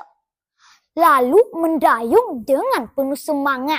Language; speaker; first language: Indonesian; native; Indonesian